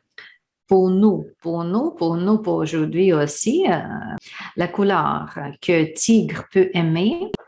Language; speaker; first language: French; non-native, learner; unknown